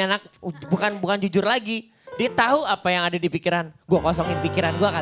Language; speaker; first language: Indonesian; native; Indonesian